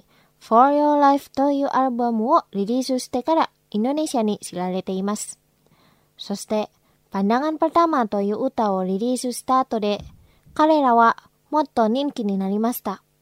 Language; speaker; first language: Japanese; non-native, fluent; Indonesian